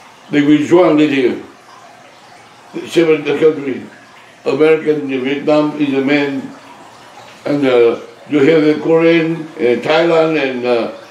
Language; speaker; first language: English; non-native, learner; Vietnamese